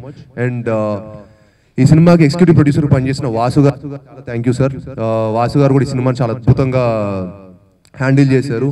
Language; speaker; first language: Telugu; native; Telugu